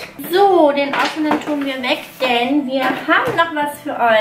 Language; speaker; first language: German; native; German